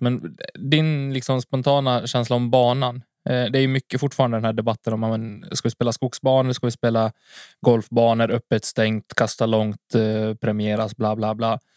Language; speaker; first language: Swedish; native; Swedish